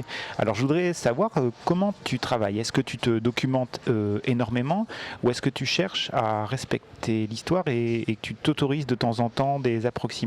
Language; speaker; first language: French; native; French